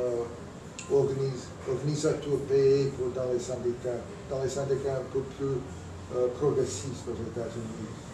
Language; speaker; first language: French; non-native, fluent; English